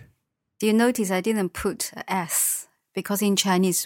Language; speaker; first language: English; non-native, fluent; Chinese